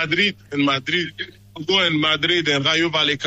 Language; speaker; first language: Spanish; non-native, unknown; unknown